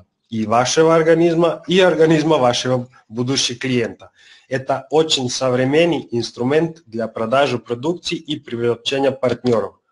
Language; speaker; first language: Russian; non-native, learner; Serbian